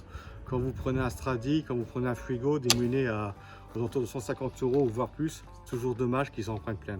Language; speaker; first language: French; native; French